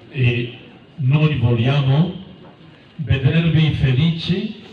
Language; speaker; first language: Italian; non-native, fluent; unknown